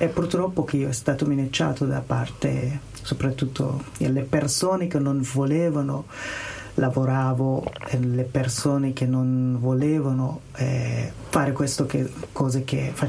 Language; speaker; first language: Italian; non-native, learner; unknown